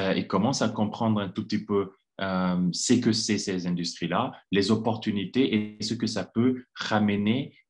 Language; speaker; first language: French; non-native, local second language; Kinyarwanda